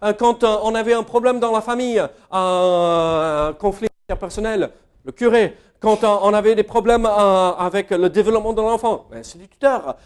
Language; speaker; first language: French; non-native, fluent; English